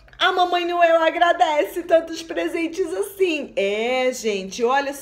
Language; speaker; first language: Portuguese; native; Portuguese